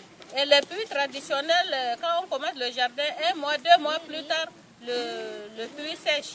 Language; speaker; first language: French; non-native, local second language; Arabic